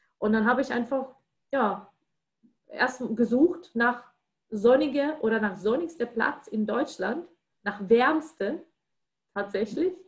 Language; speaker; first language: German; non-native, fluent; Russian